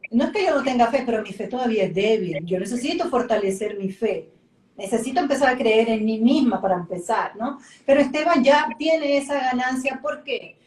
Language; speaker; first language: Spanish; native; Spanish